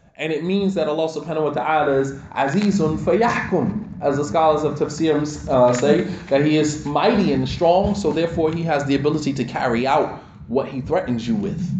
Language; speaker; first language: English; native; English